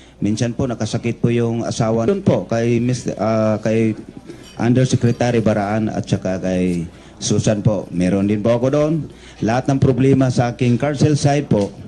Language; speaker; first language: Filipino; non-native, local second language; Cebuano